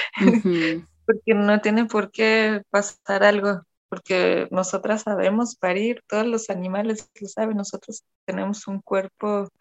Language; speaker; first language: Spanish; non-native, fluent; German